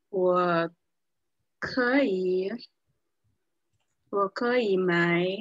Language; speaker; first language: Chinese; non-native, learner; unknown